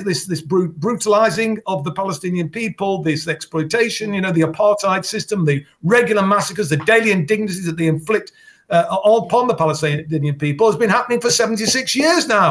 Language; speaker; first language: English; native; English